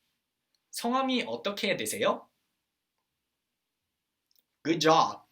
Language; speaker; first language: Korean; non-native, fluent; English